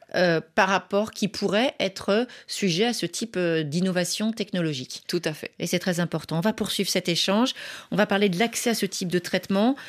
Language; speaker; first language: French; native; French